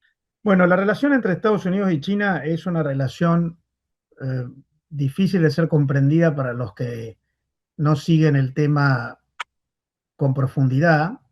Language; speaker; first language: Spanish; native; Spanish